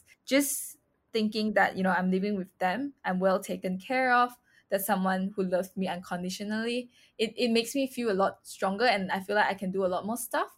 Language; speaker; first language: English; non-native, local second language; Chinese